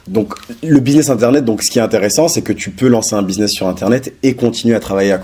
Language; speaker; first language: French; native; French